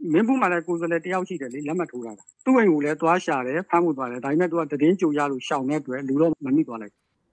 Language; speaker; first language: Burmese; native; Burmese